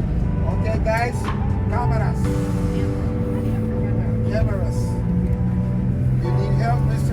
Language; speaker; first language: English; non-native, local second language; Spanish